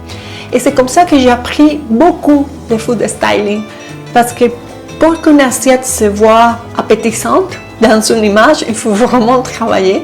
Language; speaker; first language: French; non-native, fluent; Spanish